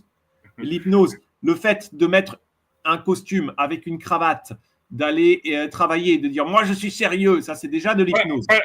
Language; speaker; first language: French; native; French